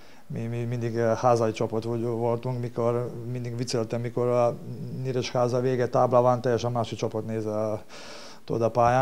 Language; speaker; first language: Hungarian; non-native, learner; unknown